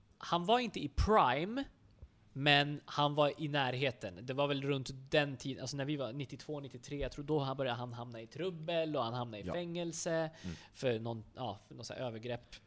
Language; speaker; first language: Swedish; native; Swedish